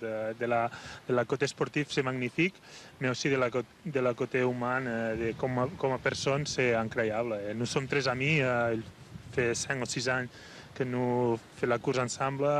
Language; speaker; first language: French; non-native, learner; Spanish